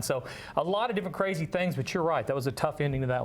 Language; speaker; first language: English; native; English